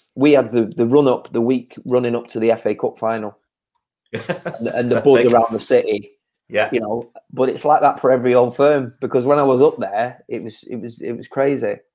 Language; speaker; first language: English; native; English